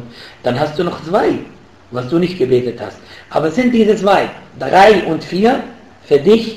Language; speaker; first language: German; non-native, fluent; Arabic